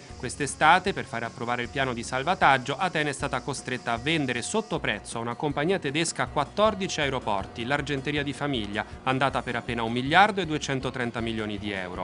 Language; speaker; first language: Italian; native; Italian